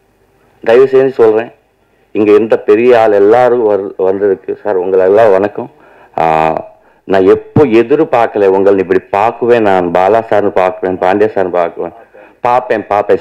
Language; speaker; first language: Tamil; non-native, learner; Telugu